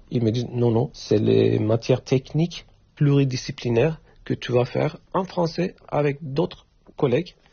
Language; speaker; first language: French; non-native, learner; Turkish